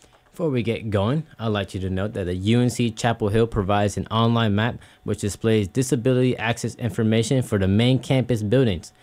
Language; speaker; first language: English; early bilingual, other home language; Spanish